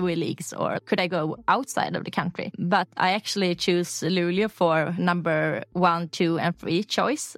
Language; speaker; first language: English; non-native, fluent; Swedish